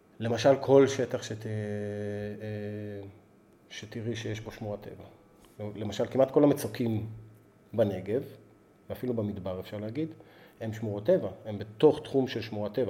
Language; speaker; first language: Hebrew; native; Hebrew